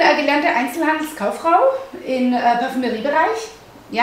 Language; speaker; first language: German; early bilingual, other home language; Italian